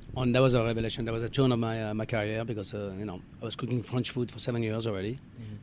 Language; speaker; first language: English; non-native, fluent; French